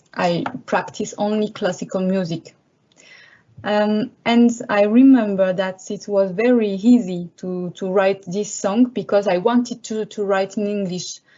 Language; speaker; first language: English; non-native, learner; French